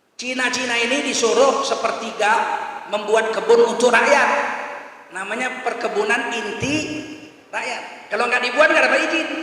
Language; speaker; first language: Indonesian; native; Indonesian